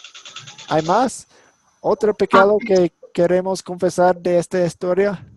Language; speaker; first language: Spanish; non-native, fluent; English